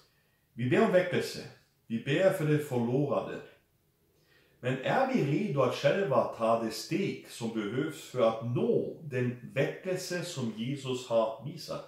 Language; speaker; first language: Swedish; non-native, fluent; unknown